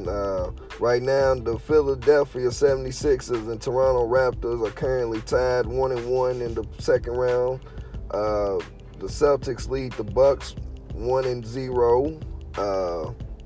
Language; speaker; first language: English; native; English